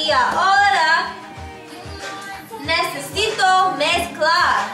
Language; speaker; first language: Spanish; non-native, learner; English